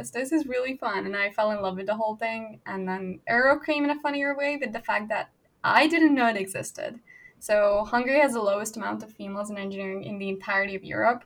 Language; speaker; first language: English; non-native, fluent; Hungarian